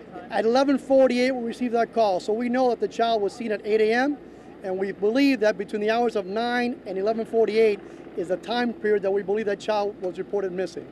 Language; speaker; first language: English; early bilingual, other home language; Spanish